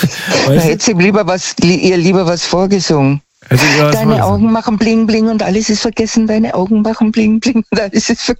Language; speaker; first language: German; native; German